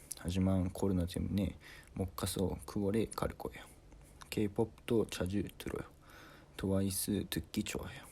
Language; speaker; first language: Korean; non-native, learner; Japanese